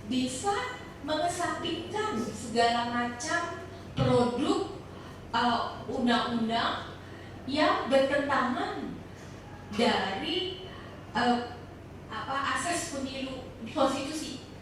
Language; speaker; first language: Indonesian; native; Indonesian